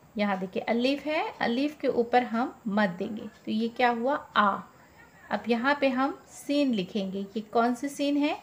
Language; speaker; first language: Hindi; native; Hindi